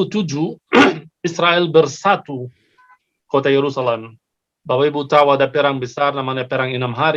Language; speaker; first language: Indonesian; non-native, fluent; Arabic